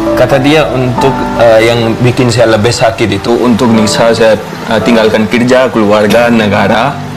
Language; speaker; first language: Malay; non-native, fluent; Hindi